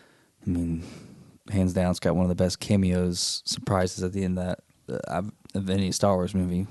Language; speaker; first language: English; native; English